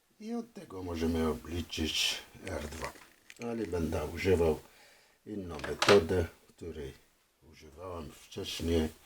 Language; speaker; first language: Polish; non-native, fluent; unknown